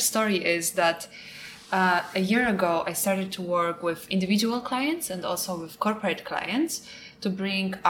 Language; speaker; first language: English; non-native, fluent; Polish